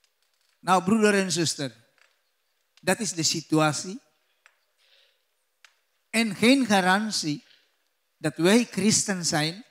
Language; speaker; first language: Dutch; non-native, learner; Indonesian